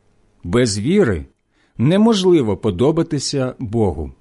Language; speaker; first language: Ukrainian; native; Ukrainian